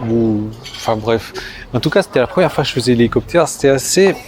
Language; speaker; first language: French; native; French